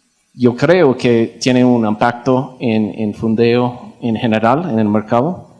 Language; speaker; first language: Spanish; non-native, fluent; English